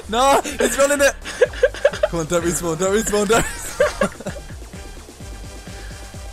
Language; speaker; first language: English; native; English